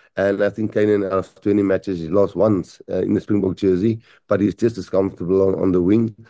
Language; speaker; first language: English; non-native, local second language; Afrikaans